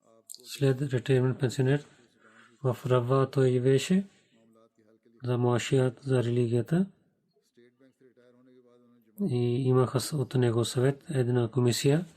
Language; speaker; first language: Bulgarian; non-native, learner; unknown